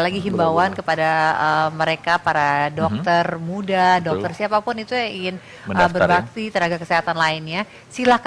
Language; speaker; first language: Indonesian; native; Indonesian